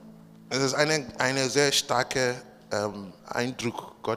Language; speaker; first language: German; non-native, learner; Russian